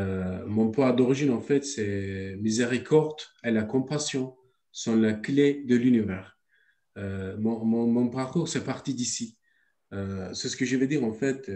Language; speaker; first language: French; non-native, learner; Turkish